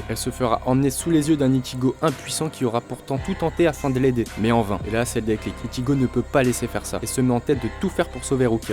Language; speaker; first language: French; native; French